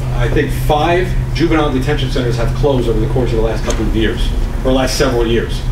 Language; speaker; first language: English; native; English